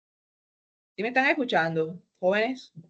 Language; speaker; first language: Spanish; native; Spanish